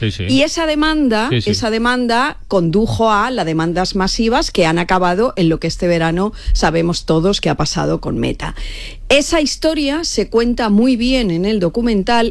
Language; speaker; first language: Spanish; native; Spanish